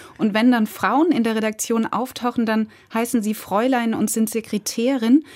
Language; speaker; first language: German; native; German